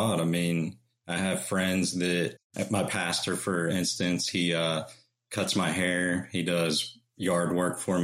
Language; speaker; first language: English; native; English